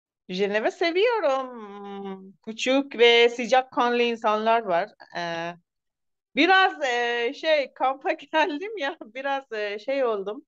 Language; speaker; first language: Turkish; non-native, learner; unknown